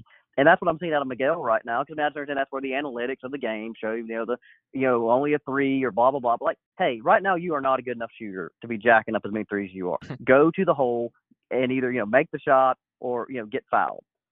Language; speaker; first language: English; native; English